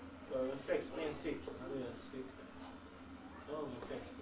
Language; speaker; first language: Swedish; native; Swedish